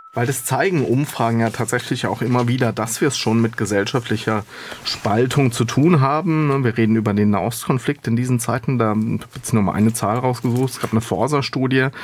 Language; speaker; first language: German; native; German